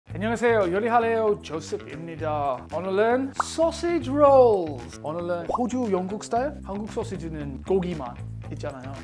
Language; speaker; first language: Korean; non-native, learner; English